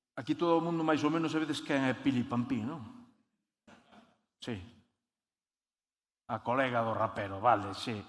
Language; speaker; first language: Galician; native; Galician